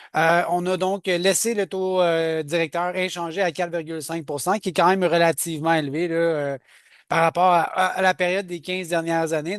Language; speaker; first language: French; native; French